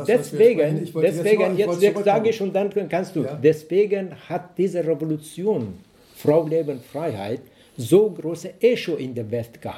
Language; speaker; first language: German; non-native, learner; Persian